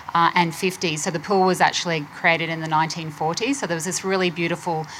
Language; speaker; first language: English; native; English